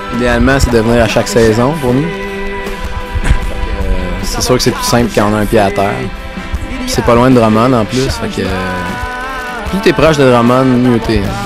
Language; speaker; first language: French; native; French